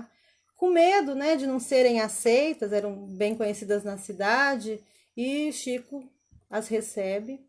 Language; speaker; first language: Portuguese; native; Portuguese